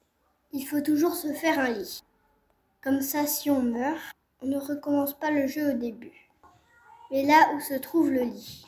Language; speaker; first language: French; native; French